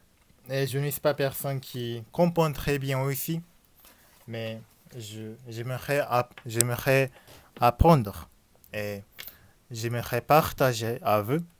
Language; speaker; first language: French; non-native, learner; Japanese